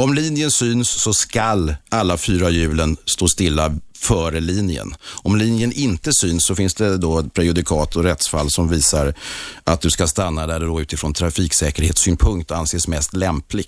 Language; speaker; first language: Swedish; native; Swedish